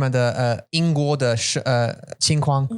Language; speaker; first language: Chinese; non-native, learner; English